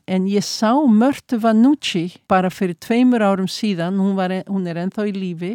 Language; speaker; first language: Icelandic; early bilingual, heritage; Icelandic